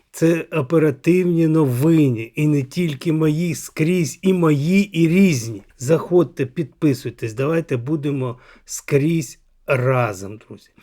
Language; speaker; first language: Ukrainian; non-native, local second language; Russian